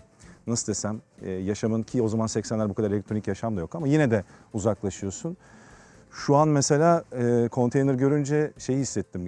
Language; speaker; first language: Turkish; native; Turkish